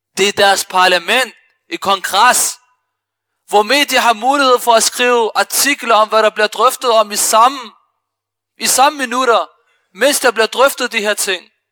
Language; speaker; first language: Danish; early bilingual, other home language; Arabic